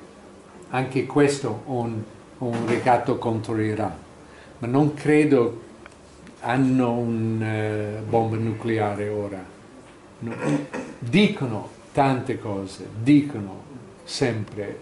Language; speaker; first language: Italian; non-native, fluent; English